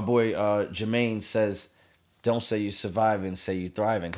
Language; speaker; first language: English; native; English